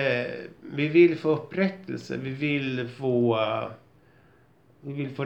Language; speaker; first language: Swedish; native; Swedish